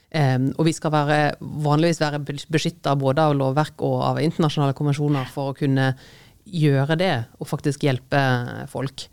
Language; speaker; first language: Norwegian; native; Norwegian